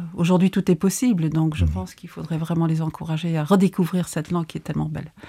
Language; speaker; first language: French; native; French